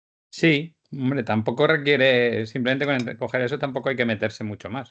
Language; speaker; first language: Spanish; native; Spanish